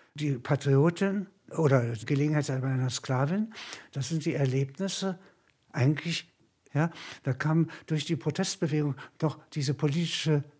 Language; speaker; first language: German; native; German